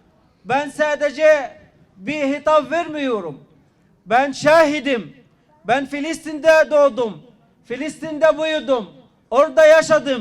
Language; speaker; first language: Turkish; non-native, fluent; Arabic